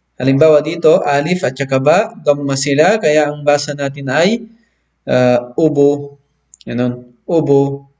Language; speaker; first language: Filipino; non-native, local second language; Maranao